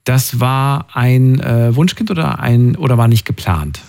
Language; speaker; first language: German; native; German